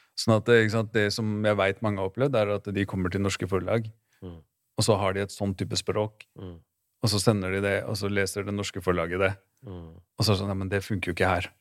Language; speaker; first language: Norwegian; native; Norwegian